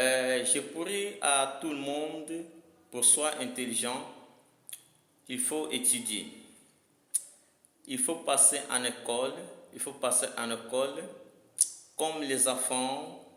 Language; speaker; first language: French; non-native, learner; Lingala